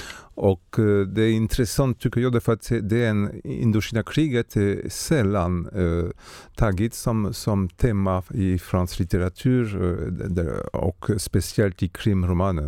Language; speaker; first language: Swedish; non-native, fluent; French